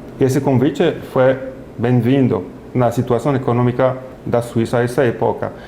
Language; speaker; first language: Portuguese; non-native, fluent; French